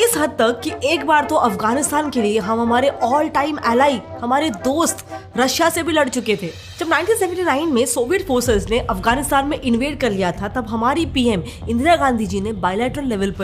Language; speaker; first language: Hindi; native; Hindi